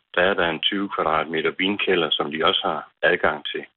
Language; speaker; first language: Danish; native; Danish